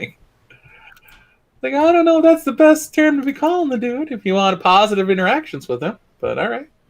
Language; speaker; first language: English; native; English